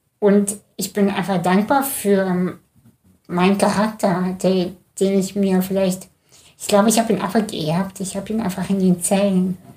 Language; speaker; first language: German; early bilingual, other home language; Russian